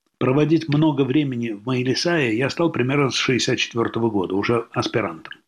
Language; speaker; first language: Russian; native; Russian